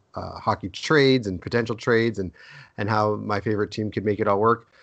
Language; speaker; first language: English; native; English